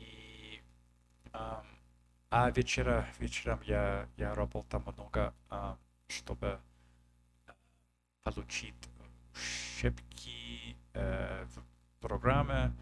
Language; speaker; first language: Russian; non-native, learner; English